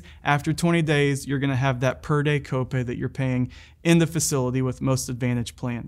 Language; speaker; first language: English; native; English